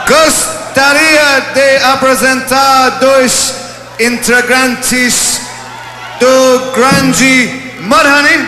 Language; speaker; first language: Portuguese; non-native, learner; English